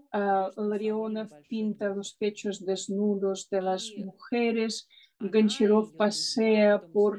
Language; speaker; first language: Spanish; non-native, fluent; Russian